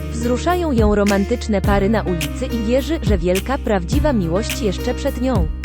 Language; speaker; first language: Polish; native; Polish